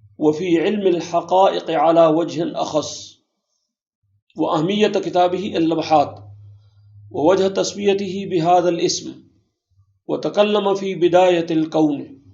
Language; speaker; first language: Arabic; non-native, fluent; Urdu